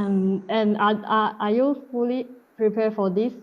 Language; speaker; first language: English; non-native, learner; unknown